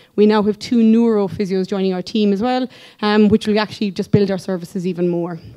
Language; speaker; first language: English; native; English